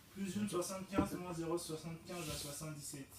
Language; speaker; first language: French; native; French